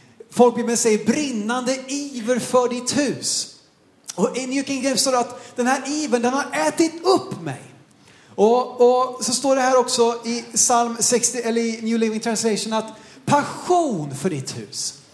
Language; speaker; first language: Swedish; native; Swedish